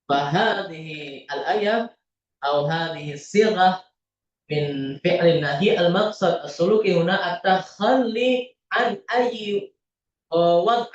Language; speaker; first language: Arabic; non-native, fluent; Indonesian